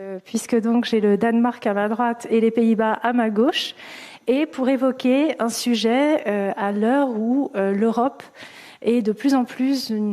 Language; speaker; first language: French; native; French